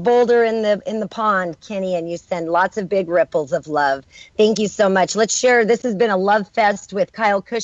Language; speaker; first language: English; native; English